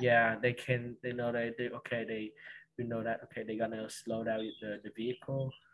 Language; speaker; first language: English; non-native, learner; Vietnamese